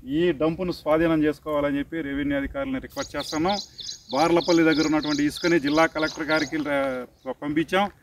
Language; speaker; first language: Telugu; native; Telugu